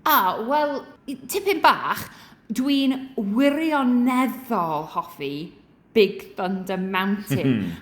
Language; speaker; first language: Welsh; non-native, learner; English